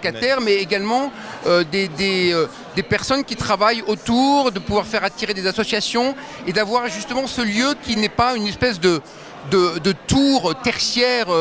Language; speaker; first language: French; native; French